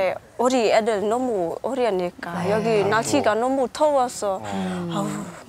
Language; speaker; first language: Korean; non-native, learner; Khmer